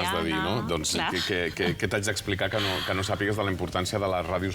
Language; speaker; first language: Catalan; native; Catalan